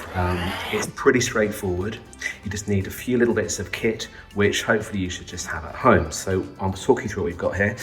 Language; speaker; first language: English; native; English